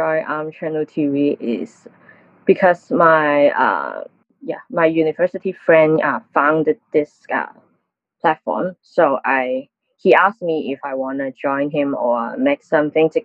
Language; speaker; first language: English; non-native, local second language; Cantonese